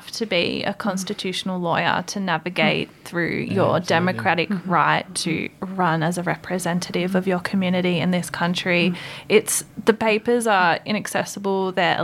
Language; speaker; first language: English; native; English